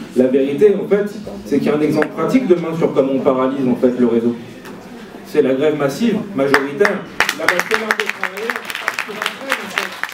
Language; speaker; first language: French; native; French